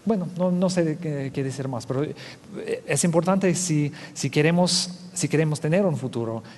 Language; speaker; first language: Spanish; non-native, fluent; English